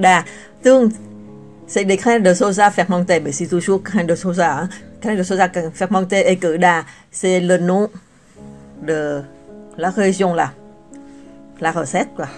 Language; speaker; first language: French; non-native, fluent; Vietnamese